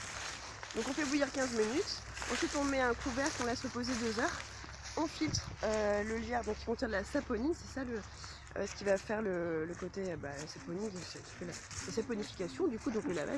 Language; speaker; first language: French; native; French